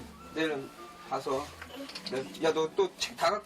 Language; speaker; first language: Korean; native; Korean